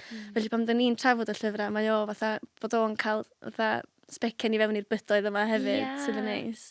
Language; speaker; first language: Welsh; native; Welsh